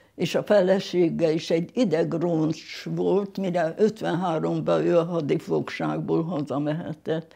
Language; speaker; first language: Hungarian; non-native, local second language; German